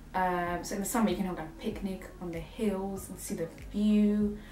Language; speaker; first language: English; native; English